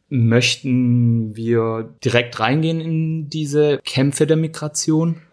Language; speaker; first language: German; early bilingual, other home language; Turkish